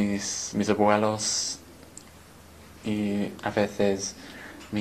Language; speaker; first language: Spanish; non-native, learner; English